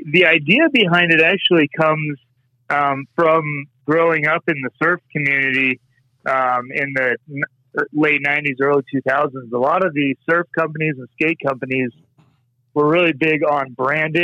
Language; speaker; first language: English; native; English